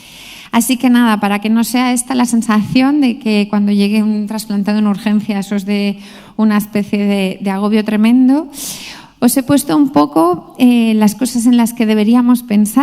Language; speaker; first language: Spanish; native; Spanish